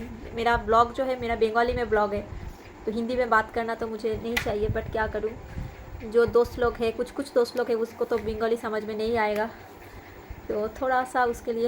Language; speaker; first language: Hindi; non-native, local second language; Bangla